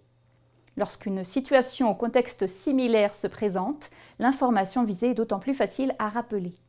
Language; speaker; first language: French; native; French